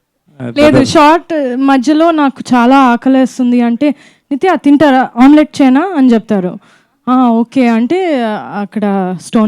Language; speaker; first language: Telugu; non-native, fluent; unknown